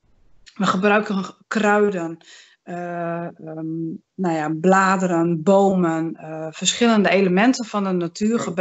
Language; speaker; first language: Dutch; native; Dutch